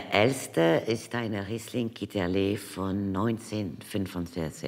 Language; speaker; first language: German; non-native, learner; French